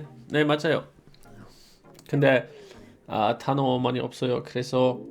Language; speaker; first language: Korean; non-native, learner; German